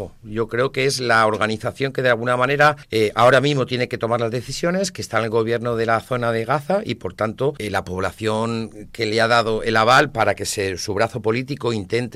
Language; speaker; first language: Spanish; native; Spanish